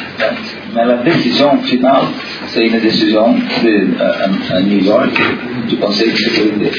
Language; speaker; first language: French; non-native, learner; Portuguese